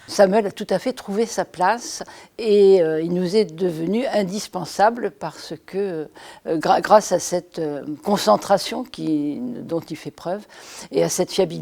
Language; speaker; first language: French; native; French